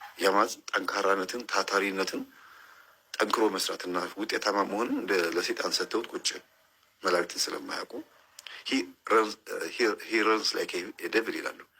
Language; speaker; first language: Amharic; native; Amharic